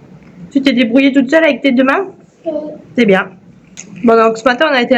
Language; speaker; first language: French; native; French